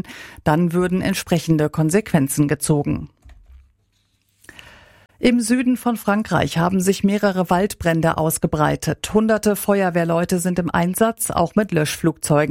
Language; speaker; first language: German; native; German